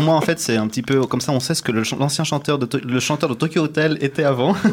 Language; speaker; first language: French; native; French